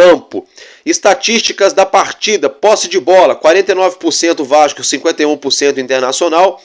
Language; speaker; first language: Portuguese; native; Portuguese